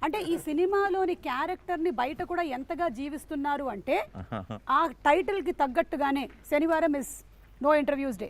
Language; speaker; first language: Telugu; native; Telugu